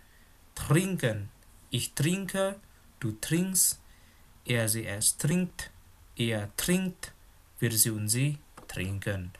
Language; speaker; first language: German; non-native, fluent; Indonesian